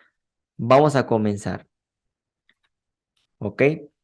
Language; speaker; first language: Spanish; native; Spanish